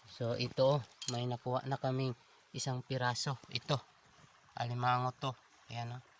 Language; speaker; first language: Filipino; non-native, local second language; Cebuano